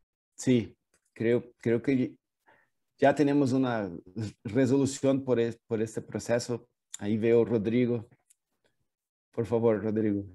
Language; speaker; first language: Spanish; non-native, fluent; Portuguese